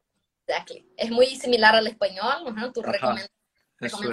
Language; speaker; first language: Spanish; non-native, fluent; Portuguese